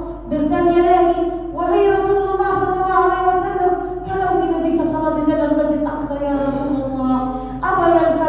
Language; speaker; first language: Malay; non-native, learner; Arabic